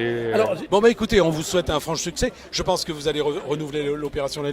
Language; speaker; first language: French; native; French